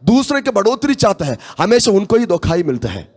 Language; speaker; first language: Hindi; non-native, local second language; Malayalam